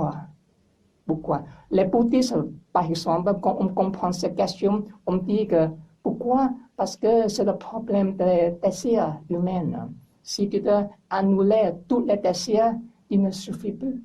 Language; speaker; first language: French; non-native, learner; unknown